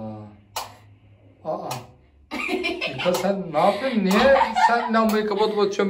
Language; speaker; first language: Turkish; native; Turkish